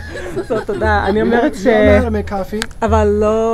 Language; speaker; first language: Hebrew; non-native, learner; English